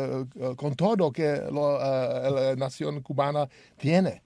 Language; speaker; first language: Spanish; non-native, learner; Czech